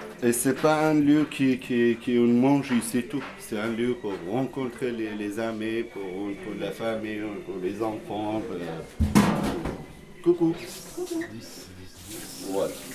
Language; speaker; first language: French; non-native, learner; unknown